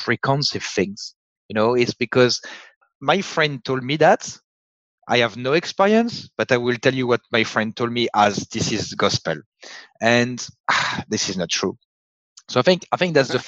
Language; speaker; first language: English; non-native, fluent; French